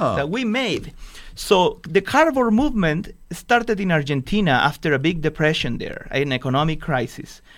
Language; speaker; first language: English; non-native, fluent; Spanish